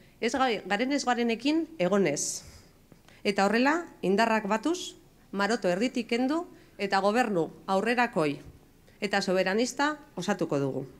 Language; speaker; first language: Basque; non-native, local second language; Spanish